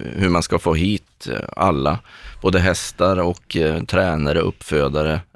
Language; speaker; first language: Swedish; native; Swedish